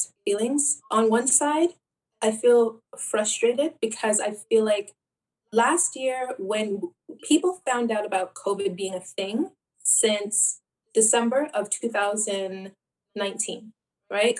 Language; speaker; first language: English; native; English